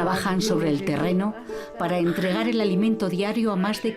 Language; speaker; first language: Spanish; native; Spanish